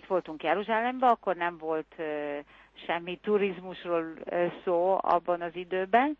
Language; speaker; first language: Hungarian; early bilingual, heritage; Hungarian